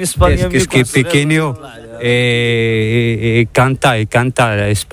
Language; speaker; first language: Spanish; non-native, learner; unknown